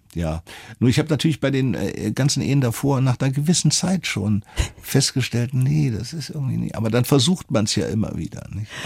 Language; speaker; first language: German; native; German